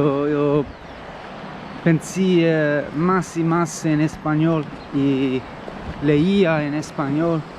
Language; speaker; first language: Spanish; non-native, learner; English